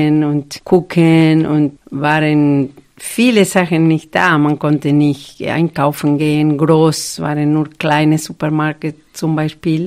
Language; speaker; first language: German; non-native, fluent; Spanish